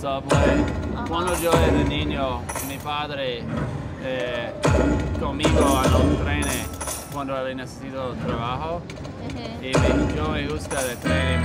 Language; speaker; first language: Spanish; non-native, learner; English